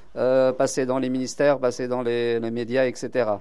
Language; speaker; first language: French; non-native, local second language; Kabyle